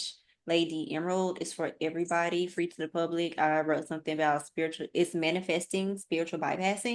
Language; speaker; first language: English; native; English